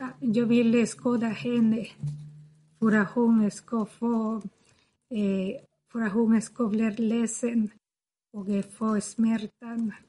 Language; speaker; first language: Swedish; non-native, learner; Spanish